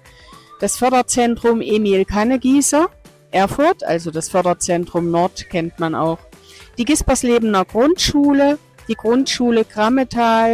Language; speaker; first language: German; native; German